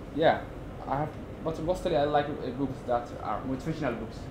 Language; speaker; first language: English; non-native, learner; Somali